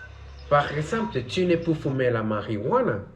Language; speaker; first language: French; non-native, learner; Spanish